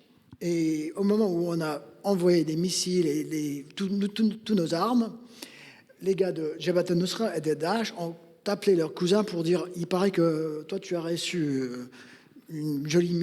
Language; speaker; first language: French; non-native, fluent; English